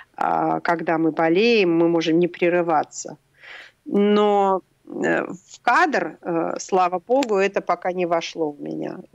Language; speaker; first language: Russian; native; Russian